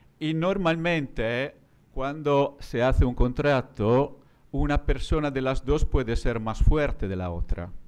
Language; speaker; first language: Spanish; non-native, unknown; Italian